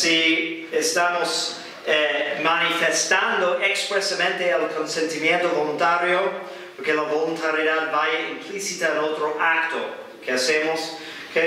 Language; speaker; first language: Spanish; non-native, fluent; English